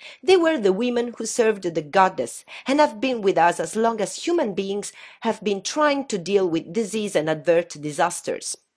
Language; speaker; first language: English; non-native, fluent; Italian